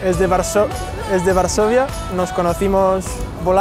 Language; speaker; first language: Spanish; native; Spanish